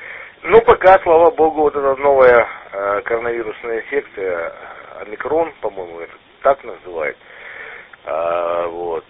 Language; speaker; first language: Russian; native; Russian